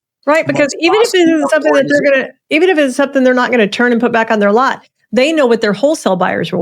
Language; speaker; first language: English; native; English